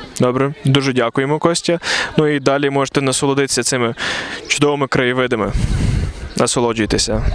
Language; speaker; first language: Ukrainian; native; Ukrainian